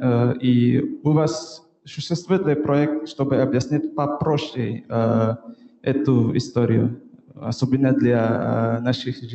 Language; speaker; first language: Russian; non-native, fluent; Indonesian